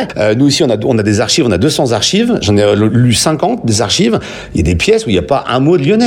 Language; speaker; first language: French; native; French